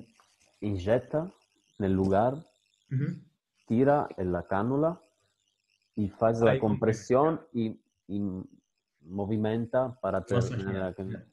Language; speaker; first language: Spanish; non-native, fluent; Italian